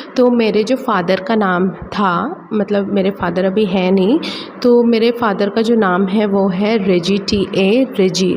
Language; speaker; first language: Hindi; non-native, local second language; Malayalam